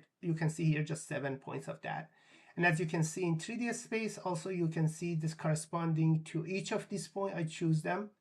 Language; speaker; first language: English; non-native, fluent; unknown